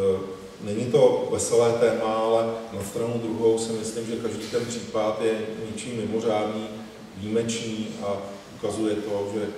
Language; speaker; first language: Czech; native; Czech